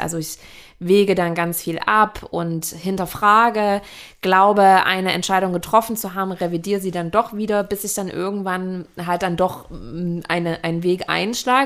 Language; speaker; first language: German; native; German